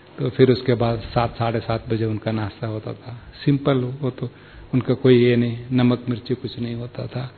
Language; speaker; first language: Hindi; non-native, local second language; Kannada